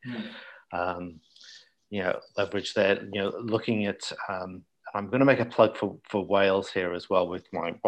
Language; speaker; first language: English; native; English